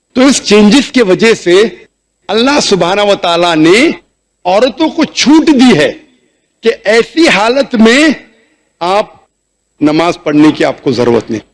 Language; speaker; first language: Urdu; non-native, local second language; Konkani